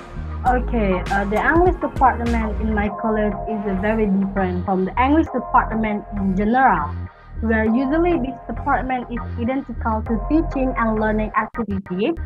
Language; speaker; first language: English; non-native, learner; Indonesian